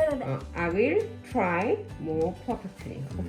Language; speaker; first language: English; non-native, learner; Korean